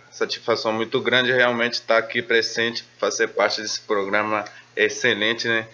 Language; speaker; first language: Portuguese; non-native, fluent; Spanish